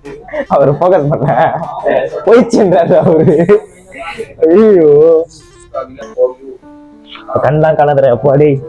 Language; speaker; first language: Tamil; native; Tamil